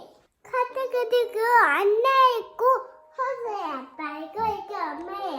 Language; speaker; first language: Korean; early bilingual, heritage; Korean